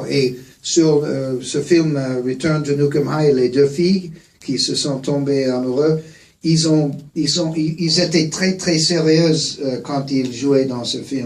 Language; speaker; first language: French; non-native, fluent; English